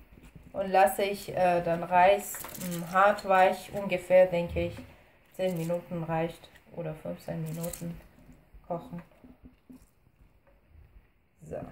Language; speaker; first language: German; non-native, fluent; Persian